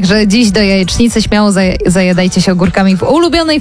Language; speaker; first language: Polish; native; Polish